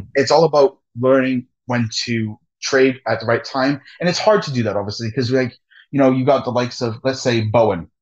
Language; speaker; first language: English; native; English